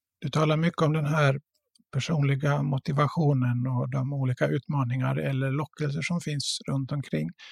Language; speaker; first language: Swedish; native; Swedish